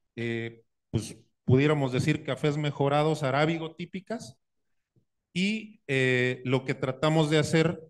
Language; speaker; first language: Spanish; native; Spanish